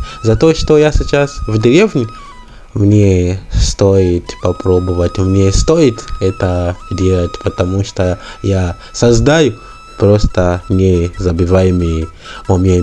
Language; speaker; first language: Russian; non-native, learner; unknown